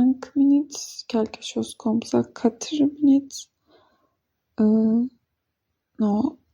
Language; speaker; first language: French; non-native, learner; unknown